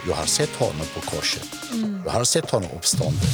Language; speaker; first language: Swedish; non-native, fluent; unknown